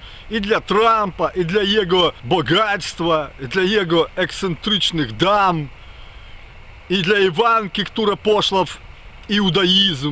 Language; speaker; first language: Polish; non-native, fluent; Ukrainian